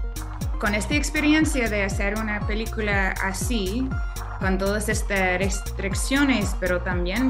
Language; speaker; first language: Spanish; non-native, fluent; English